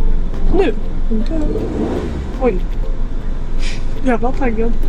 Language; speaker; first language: Swedish; native; Swedish